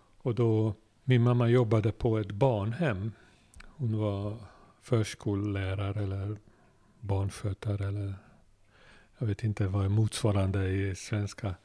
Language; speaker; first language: Swedish; non-native, fluent; Hungarian